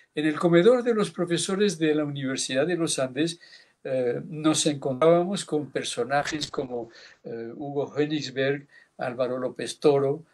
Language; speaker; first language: Spanish; early bilingual, heritage; Basque